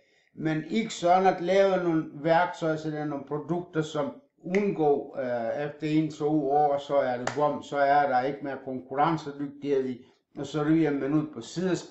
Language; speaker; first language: Danish; non-native, fluent; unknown